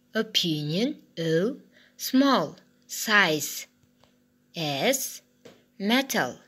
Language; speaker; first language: English; non-native, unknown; Kazakh